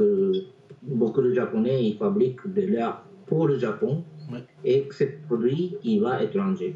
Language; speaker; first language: French; non-native, fluent; Japanese